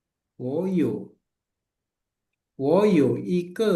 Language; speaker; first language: Chinese; non-native, learner; Indonesian